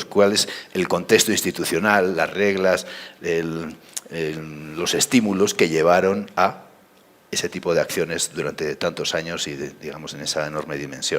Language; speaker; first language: Spanish; native; Spanish